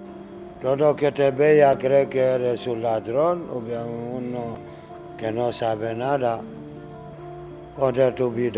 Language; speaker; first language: Spanish; non-native, learner; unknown